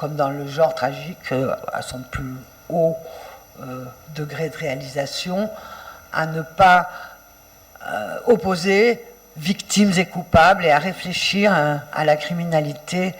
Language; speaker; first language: French; native; French